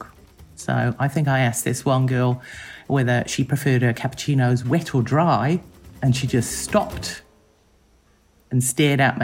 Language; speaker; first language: English; native; English